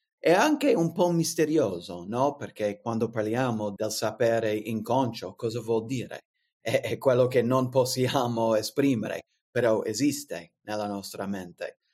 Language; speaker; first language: Italian; non-native, fluent; English